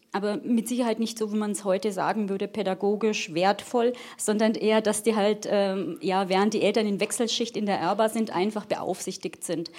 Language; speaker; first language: German; early bilingual, other home language; Portuguese